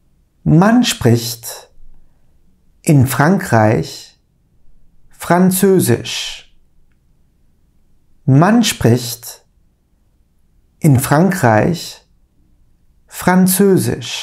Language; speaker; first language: German; non-native, fluent; Turkish